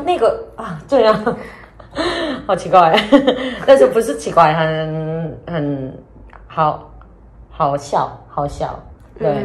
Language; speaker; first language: Chinese; non-native, learner; Korean